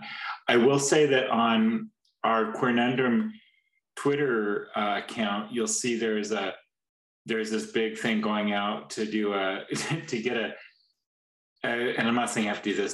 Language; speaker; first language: English; native; English